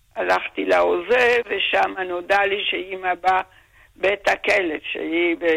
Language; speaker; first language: Hebrew; non-native, fluent; German